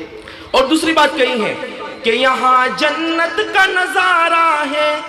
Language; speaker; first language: Hindi; native; Hindi